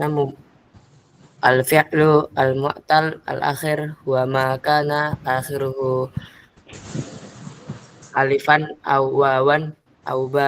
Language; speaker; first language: Arabic; non-native, learner; Indonesian